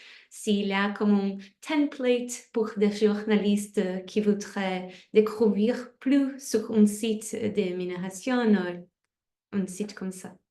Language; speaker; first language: French; non-native, fluent; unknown